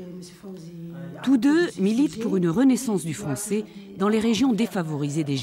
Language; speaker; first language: French; native; French